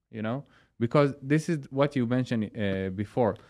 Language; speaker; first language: English; non-native, fluent; Hebrew